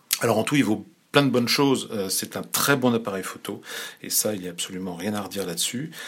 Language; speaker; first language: French; native; French